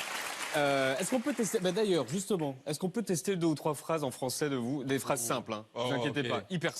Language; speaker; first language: French; native; French